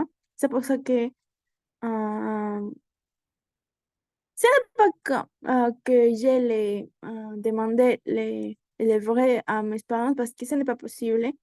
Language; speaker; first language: French; non-native, learner; Spanish